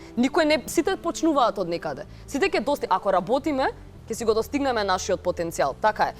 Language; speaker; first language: Macedonian; native; Macedonian